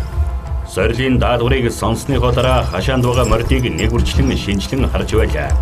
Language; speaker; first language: Mongolian; native; Mongolian